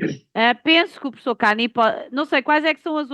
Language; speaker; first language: Portuguese; native; Portuguese